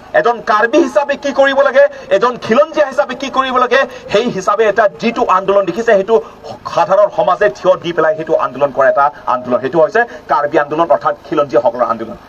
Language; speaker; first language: Assamese; non-native, local second language; Karbi